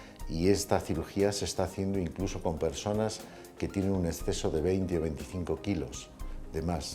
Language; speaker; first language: Spanish; native; Spanish